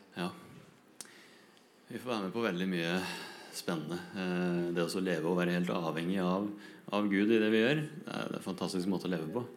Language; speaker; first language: Norwegian; native; Norwegian